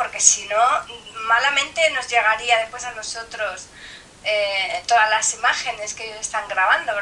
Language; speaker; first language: Spanish; native; Spanish